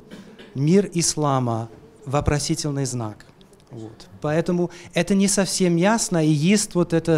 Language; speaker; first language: Russian; non-native, fluent; German